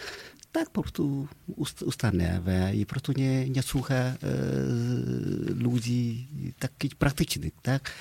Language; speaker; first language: Polish; non-native, fluent; Vietnamese